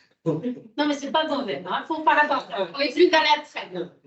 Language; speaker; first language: French; native; French